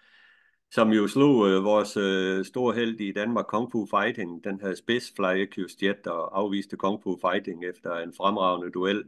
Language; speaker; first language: Danish; native; Danish